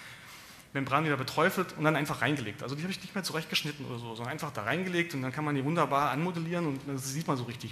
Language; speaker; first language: German; native; German